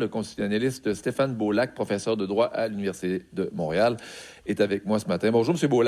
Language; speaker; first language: French; native; French